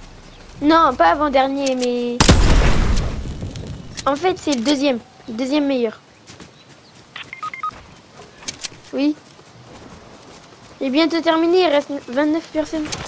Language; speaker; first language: French; native; French